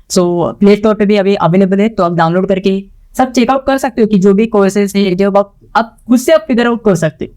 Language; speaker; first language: Hindi; non-native, local second language; Marathi